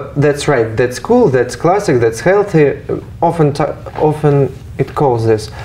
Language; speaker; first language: English; non-native, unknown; Russian